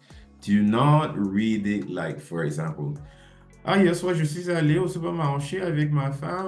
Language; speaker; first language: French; non-native, fluent; English